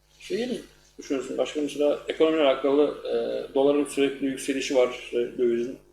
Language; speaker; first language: Turkish; native; Turkish